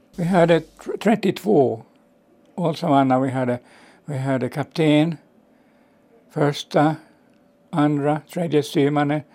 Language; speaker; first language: Swedish; native; Swedish